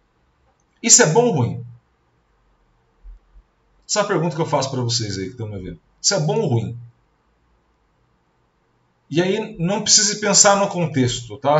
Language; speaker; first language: Portuguese; native; Portuguese